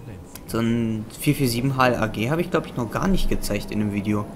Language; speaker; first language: German; native; German